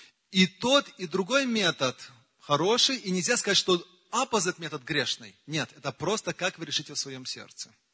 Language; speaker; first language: Russian; native; Russian